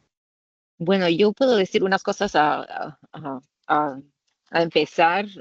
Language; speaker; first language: Spanish; non-native, learner; English